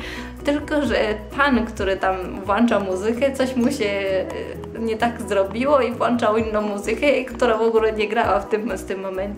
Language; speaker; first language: Polish; early bilingual, heritage; Polish